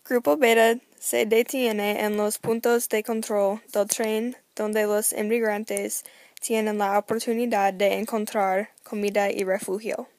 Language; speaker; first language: Spanish; non-native, learner; English